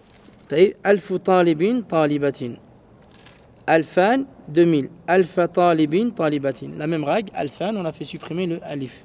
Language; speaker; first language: Arabic; non-native, learner; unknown